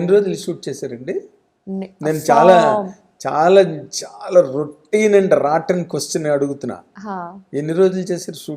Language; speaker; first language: Telugu; native; Telugu